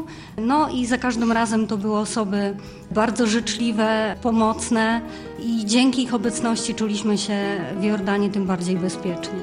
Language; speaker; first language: Polish; native; Polish